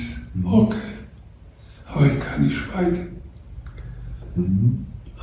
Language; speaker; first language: German; non-native, learner; Croatian